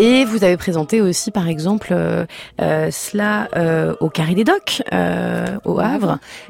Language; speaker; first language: French; native; French